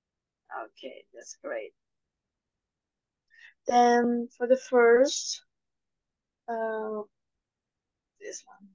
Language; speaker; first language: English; non-native, local second language; Indonesian